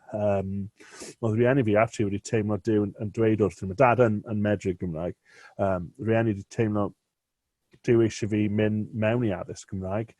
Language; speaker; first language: Welsh; non-native, local second language; English